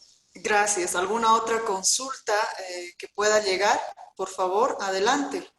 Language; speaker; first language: Spanish; native; Spanish